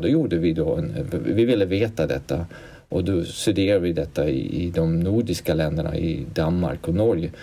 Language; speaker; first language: Swedish; non-native, fluent; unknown